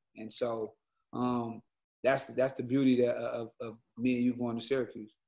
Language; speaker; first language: English; native; English